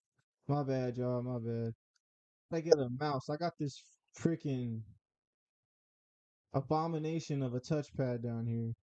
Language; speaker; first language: English; native; English